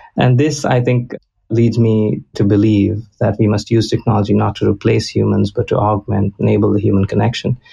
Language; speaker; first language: English; non-native, local second language; Konkani